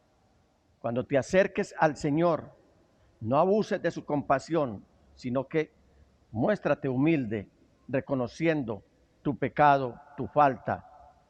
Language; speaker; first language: Spanish; native; Spanish